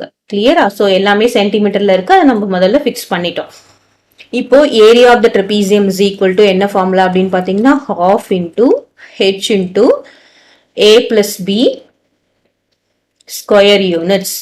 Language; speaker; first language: Tamil; native; Tamil